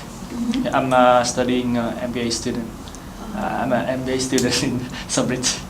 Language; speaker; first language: English; non-native, learner; Vietnamese